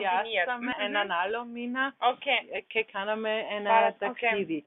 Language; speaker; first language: Greek; non-native, learner; German